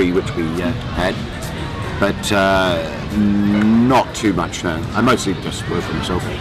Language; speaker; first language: English; native; English